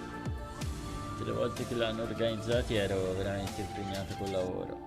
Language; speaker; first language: Italian; native; Italian